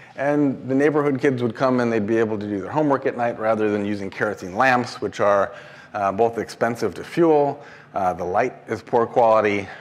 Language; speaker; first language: English; native; English